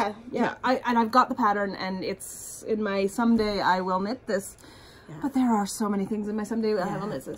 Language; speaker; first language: English; native; English